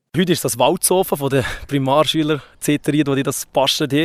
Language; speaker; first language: German; native; German